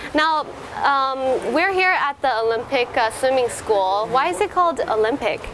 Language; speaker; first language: English; early bilingual, other home language; Vietnamese